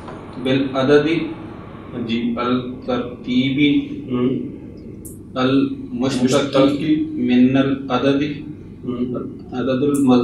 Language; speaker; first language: Arabic; non-native, learner; Urdu